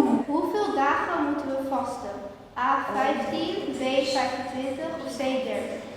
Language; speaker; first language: Dutch; early bilingual, other home language; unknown